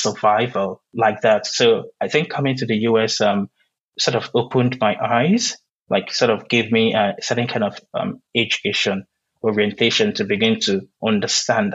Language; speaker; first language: English; non-native, local second language; Igbo